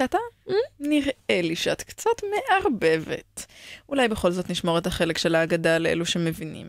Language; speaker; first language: Hebrew; native; Hebrew